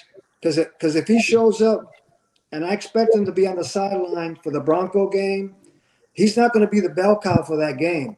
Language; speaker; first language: English; native; English